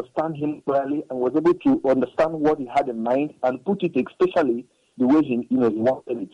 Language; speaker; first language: English; non-native, local second language; Igbo